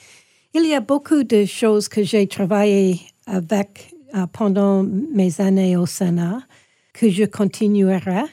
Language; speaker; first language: French; non-native, fluent; English